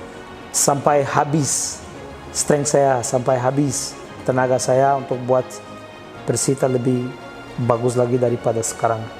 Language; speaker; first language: Indonesian; non-native, fluent; Portuguese